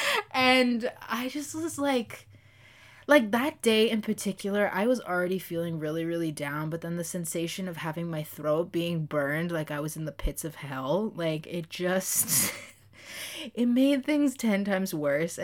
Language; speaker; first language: English; early bilingual, other home language; Spanish